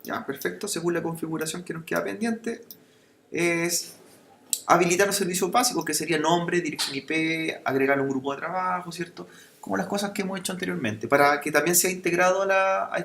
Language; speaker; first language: Spanish; native; Spanish